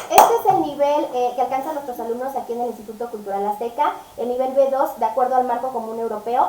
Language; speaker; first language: Spanish; native; Spanish